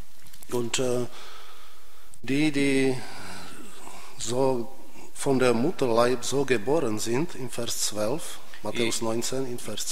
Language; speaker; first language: German; non-native, fluent; Czech